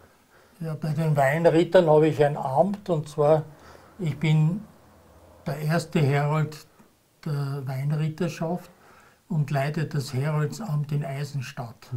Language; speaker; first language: German; native; German